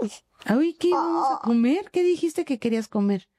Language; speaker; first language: Spanish; native; Spanish